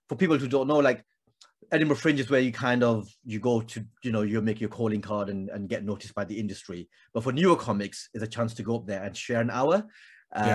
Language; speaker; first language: English; native; English